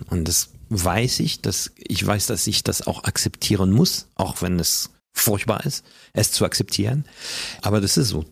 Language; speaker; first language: German; non-native, fluent; French